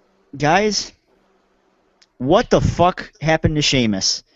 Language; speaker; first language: English; native; English